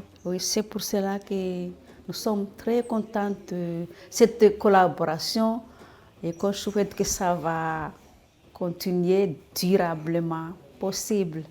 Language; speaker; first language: French; non-native, local second language; Malagasy